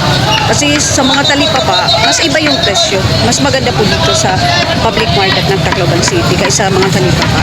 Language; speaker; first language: Filipino; non-native, local second language; Waray